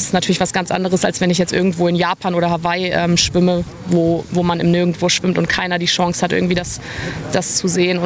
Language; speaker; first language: German; native; German